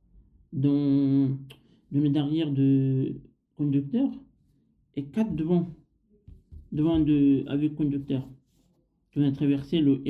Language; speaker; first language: French; non-native, learner; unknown